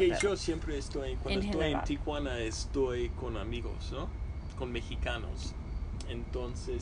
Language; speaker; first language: Spanish; non-native, fluent; English